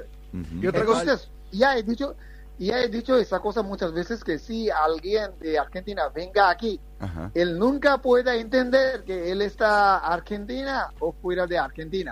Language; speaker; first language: Spanish; non-native, fluent; Bangla